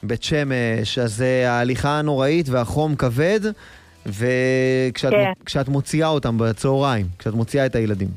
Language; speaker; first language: Hebrew; native; Hebrew